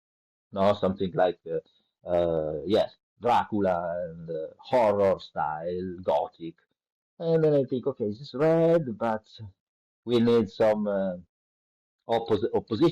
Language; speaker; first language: English; non-native, learner; Italian